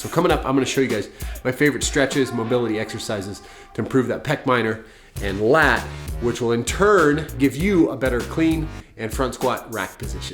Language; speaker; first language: English; native; English